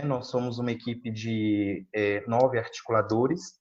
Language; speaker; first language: Portuguese; native; Portuguese